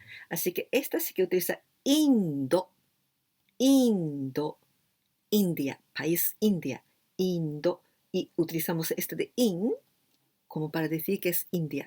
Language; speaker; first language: Spanish; non-native, fluent; Japanese